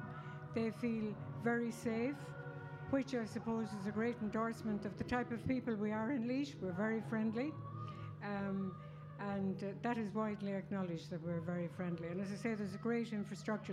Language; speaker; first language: English; native; English